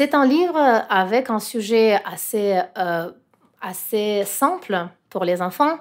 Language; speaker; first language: French; non-native, fluent; Russian